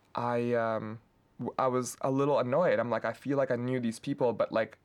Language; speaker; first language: English; non-native, local second language; Urdu